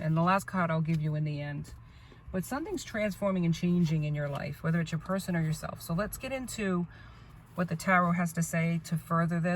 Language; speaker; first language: English; native; English